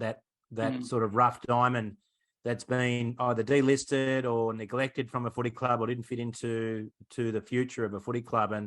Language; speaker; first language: English; native; English